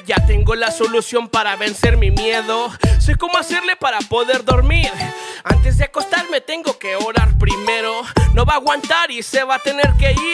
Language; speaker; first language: Spanish; native; Spanish